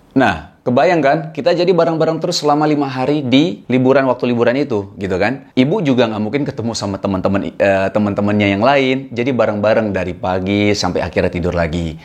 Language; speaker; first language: Indonesian; native; Indonesian